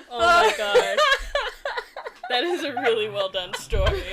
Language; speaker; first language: English; native; English